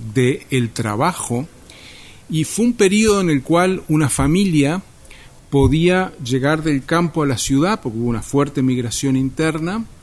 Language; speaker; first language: Spanish; native; Spanish